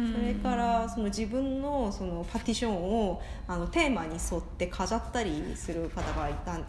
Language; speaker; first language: Japanese; non-native, fluent; Korean